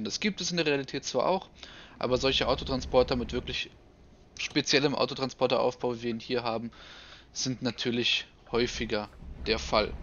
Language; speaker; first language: German; native; German